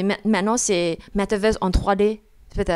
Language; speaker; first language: French; non-native, fluent; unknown